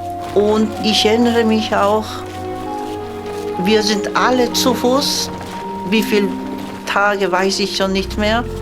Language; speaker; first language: German; non-native, fluent; Korean